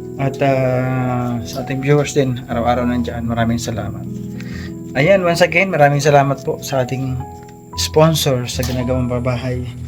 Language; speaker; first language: Filipino; non-native, local second language; Waray